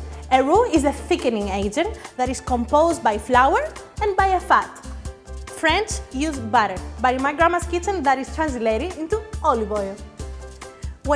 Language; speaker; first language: English; non-native, fluent; Greek